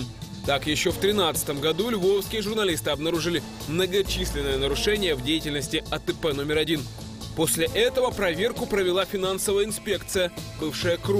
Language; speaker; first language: Russian; non-native, local second language; Ukrainian